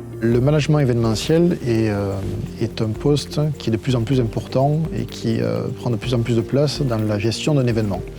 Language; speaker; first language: French; native; French